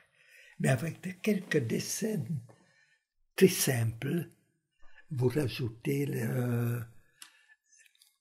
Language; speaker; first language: French; non-native, fluent; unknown